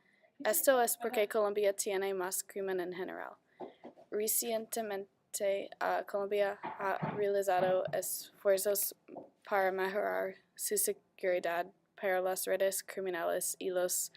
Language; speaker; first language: Spanish; non-native, learner; English